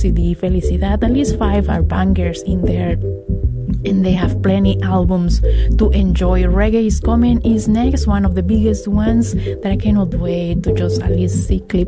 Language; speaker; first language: English; non-native, fluent; Spanish